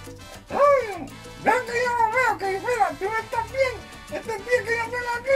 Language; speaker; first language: Spanish; early bilingual, heritage; Spanish